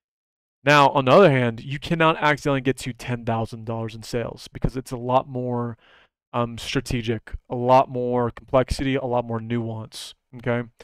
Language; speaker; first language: English; native; English